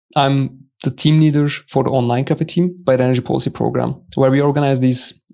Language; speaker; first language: English; non-native, fluent; Turkish